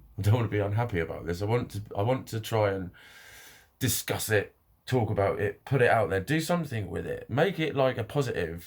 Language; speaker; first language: English; native; English